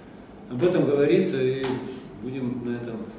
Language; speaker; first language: Russian; native; Russian